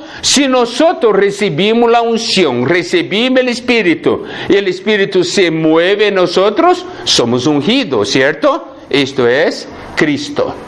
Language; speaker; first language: Spanish; non-native, fluent; Portuguese